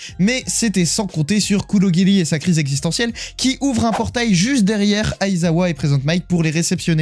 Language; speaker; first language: French; native; French